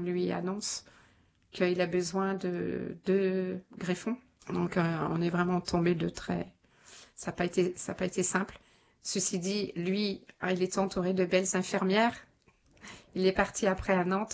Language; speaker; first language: French; native; French